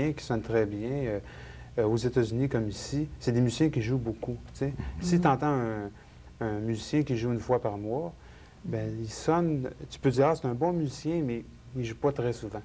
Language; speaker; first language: French; native; French